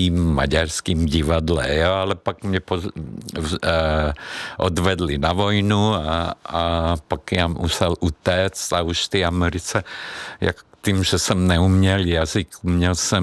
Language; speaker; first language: Czech; non-native, fluent; Hungarian